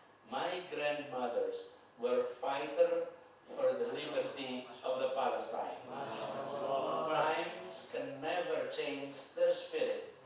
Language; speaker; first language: English; non-native, fluent; Indonesian